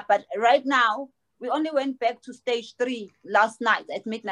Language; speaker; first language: English; non-native, local second language; Zulu